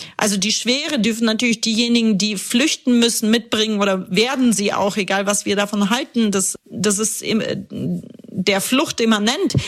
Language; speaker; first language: German; early bilingual, other home language; Russian